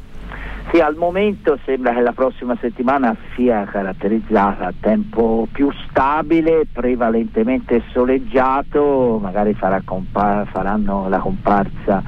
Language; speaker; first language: Italian; native; Italian